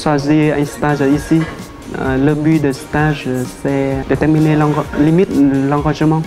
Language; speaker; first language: French; non-native, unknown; Vietnamese